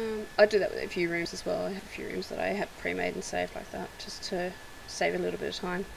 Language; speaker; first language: English; native; English